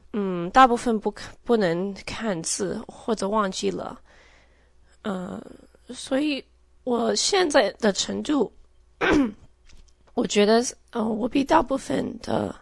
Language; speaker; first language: Chinese; early bilingual, heritage; Chinese